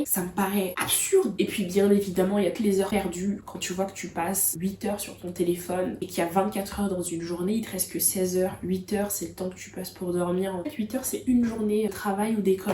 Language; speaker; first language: French; native; French